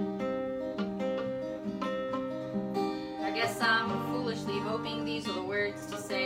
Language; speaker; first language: English; native; English